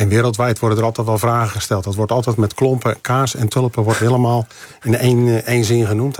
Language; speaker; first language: Dutch; native; Dutch